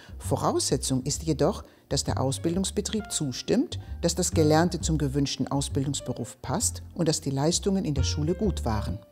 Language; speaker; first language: German; non-native, fluent; Greek